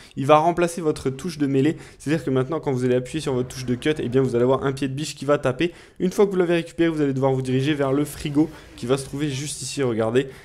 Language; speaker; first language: French; native; French